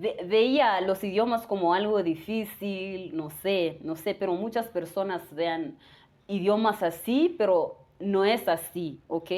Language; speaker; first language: Spanish; non-native, fluent; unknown